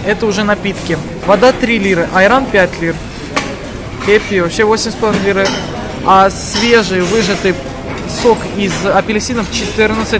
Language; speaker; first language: Russian; native; Russian